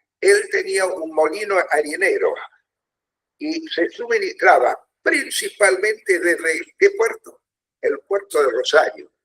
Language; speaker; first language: Spanish; early bilingual, other home language; German